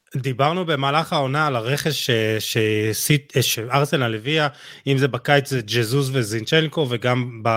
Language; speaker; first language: Hebrew; native; Hebrew